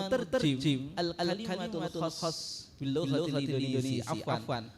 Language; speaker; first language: Arabic; non-native, fluent; Indonesian